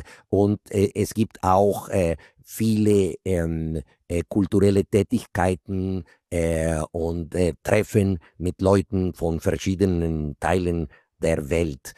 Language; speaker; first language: German; non-native, fluent; Spanish